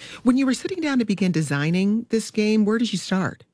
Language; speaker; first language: English; native; English